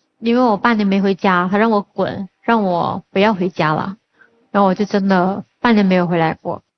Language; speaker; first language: Chinese; non-native, local second language; Hakka Chinese